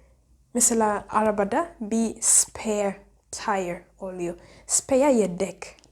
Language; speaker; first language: Turkish; non-native, fluent; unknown